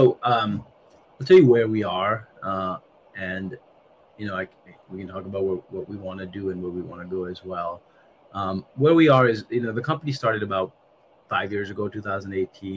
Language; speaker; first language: English; non-native, local second language; Nepali